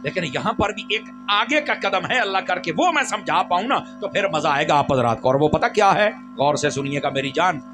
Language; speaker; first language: Urdu; non-native, local second language; Punjabi